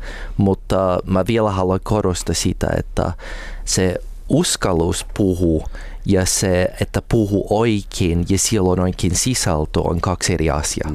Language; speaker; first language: Finnish; non-native, learner; English